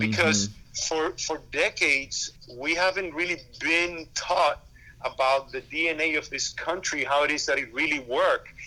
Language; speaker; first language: English; early bilingual, other home language; Spanish